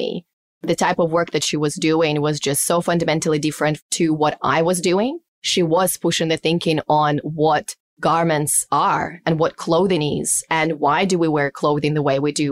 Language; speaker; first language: English; non-native, fluent; Russian